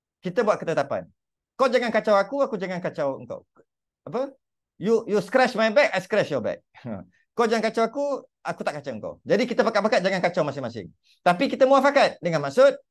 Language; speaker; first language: Malay; native; Malay